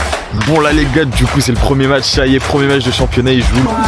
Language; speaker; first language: French; native; French